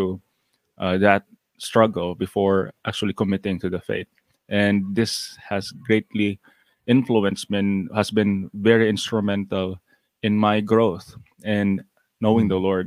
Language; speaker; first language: English; non-native, local second language; Cebuano